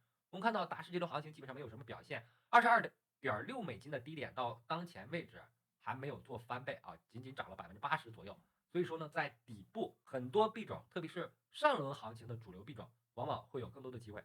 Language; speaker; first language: Chinese; native; Chinese